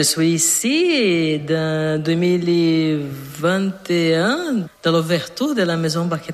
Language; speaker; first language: French; non-native, fluent; Portuguese